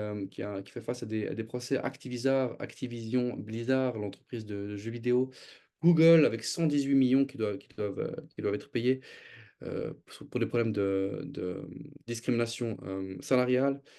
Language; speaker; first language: French; native; French